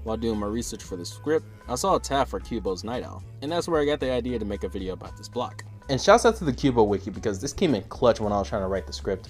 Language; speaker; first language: English; native; English